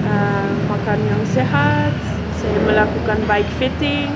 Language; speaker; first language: Indonesian; non-native, fluent; Dutch